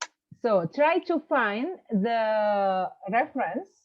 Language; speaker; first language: English; non-native, fluent; Indonesian